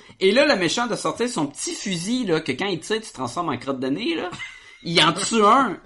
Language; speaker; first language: French; native; French